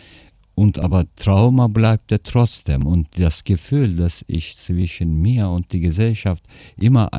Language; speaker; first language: German; non-native, fluent; Turkish